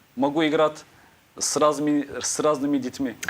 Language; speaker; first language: Ukrainian; non-native, learner; Turkish